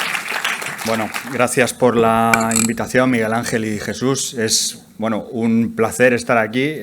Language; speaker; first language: Spanish; native; Spanish